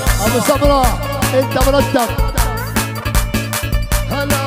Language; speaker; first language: Arabic; native; Arabic